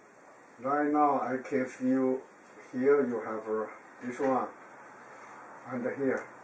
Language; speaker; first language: English; non-native, learner; Chinese